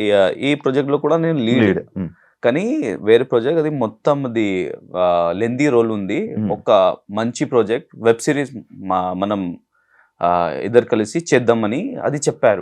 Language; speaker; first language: Telugu; non-native, learner; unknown